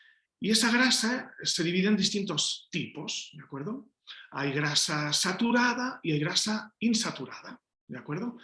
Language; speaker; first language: Spanish; native; Spanish